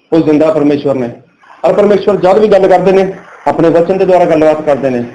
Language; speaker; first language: Hindi; non-native, local second language; Punjabi